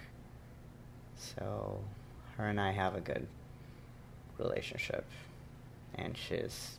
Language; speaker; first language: English; non-native, fluent; Portuguese